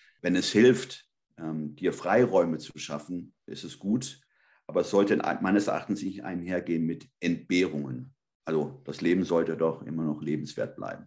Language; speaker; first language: German; early bilingual, other home language; Spanish